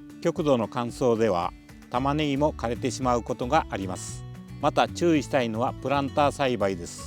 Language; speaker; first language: Japanese; native; Japanese